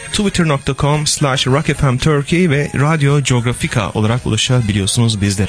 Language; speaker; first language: Turkish; native; Turkish